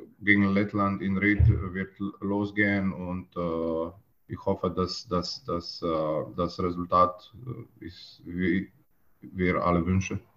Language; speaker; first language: German; non-native, learner; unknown